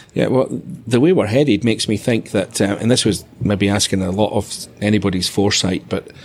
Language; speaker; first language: English; native; English